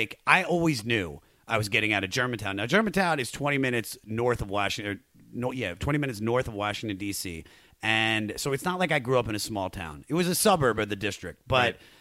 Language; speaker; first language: English; native; English